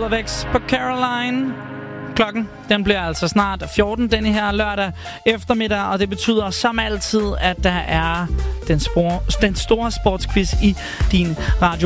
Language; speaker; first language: Danish; native; Danish